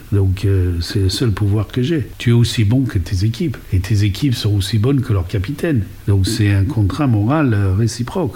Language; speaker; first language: French; non-native, fluent; English